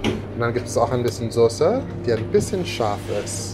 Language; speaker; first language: German; non-native, learner; English